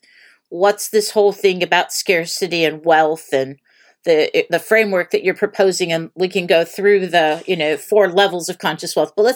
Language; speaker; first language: English; native; English